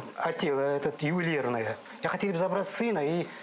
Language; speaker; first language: Russian; non-native, learner; Turkish